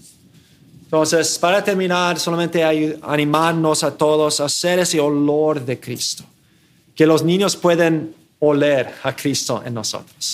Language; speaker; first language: Spanish; non-native, fluent; English